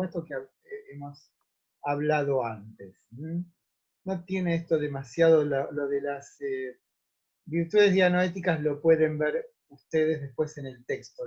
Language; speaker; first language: Spanish; native; Spanish